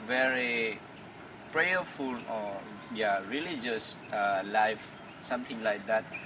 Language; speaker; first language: English; non-native, fluent; Vietnamese